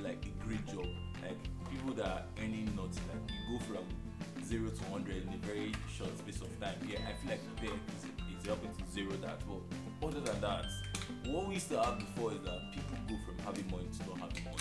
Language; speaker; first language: English; non-native, local second language; Igbo